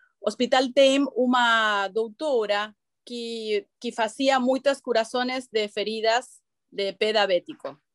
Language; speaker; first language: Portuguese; non-native, learner; Spanish